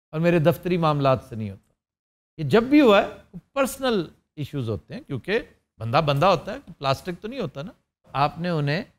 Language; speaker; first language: Urdu; native; Urdu